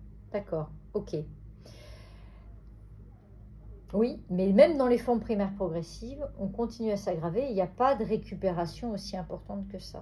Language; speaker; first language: French; native; French